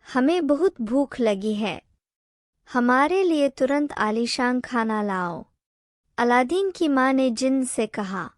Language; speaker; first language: Hindi; native; Hindi